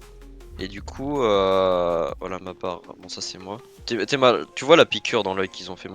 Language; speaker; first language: French; native; French